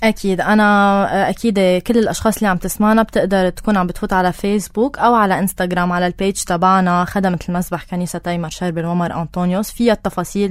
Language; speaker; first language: Arabic; native; Arabic